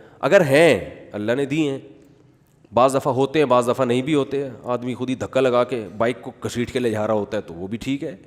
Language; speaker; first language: Urdu; native; Urdu